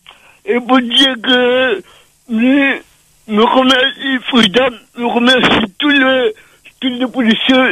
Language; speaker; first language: French; non-native, local second language; Réunion Creole French